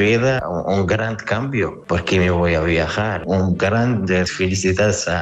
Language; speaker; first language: Spanish; non-native, learner; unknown